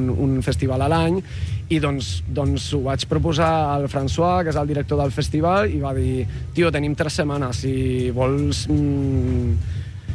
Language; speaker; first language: Catalan; non-native, local second language; Spanish